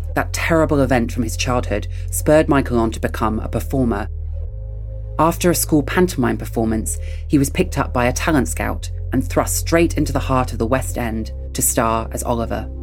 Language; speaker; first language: English; native; English